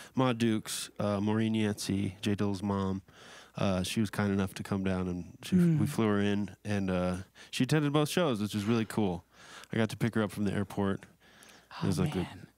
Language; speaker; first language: English; native; English